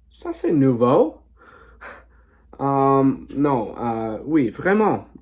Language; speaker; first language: French; non-native, learner; English